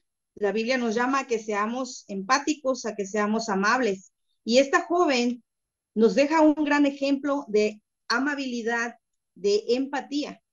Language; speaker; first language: Spanish; native; Spanish